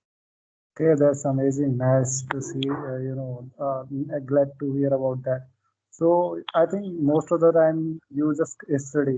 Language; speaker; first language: English; non-native, local second language; Hindi